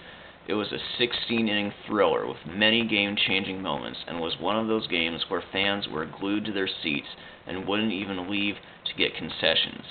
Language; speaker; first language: English; native; English